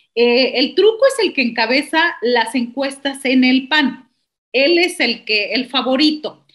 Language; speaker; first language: Spanish; native; Spanish